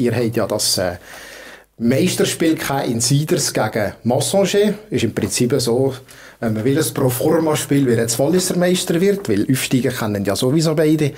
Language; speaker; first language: German; native; German